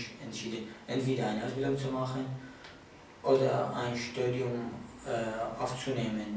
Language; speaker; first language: German; non-native, fluent; Kurdish